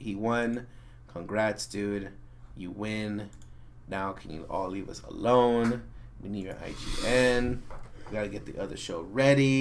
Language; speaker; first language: English; native; English